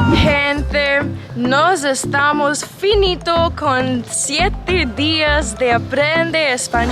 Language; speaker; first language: Spanish; non-native, learner; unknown